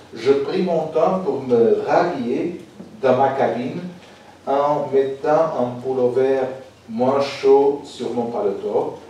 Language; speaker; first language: French; non-native, fluent; Portuguese